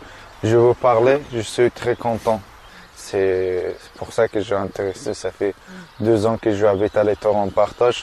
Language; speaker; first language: French; non-native, learner; Persian